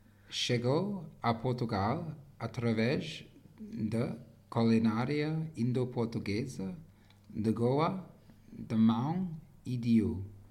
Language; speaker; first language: Portuguese; non-native, learner; English